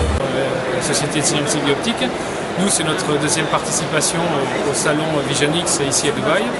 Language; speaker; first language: French; native; French